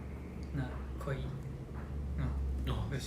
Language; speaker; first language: Korean; non-native, fluent; Japanese